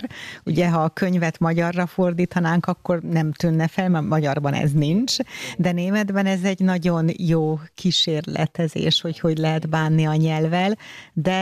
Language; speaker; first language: Hungarian; native; Hungarian